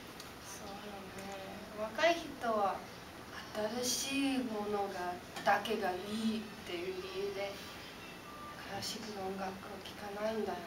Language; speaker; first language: Japanese; non-native, learner; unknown